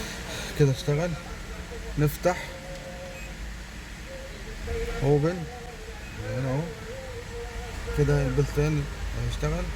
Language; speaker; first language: Arabic; native; Arabic